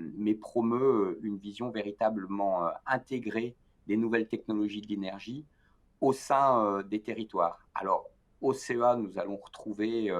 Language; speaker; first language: French; native; French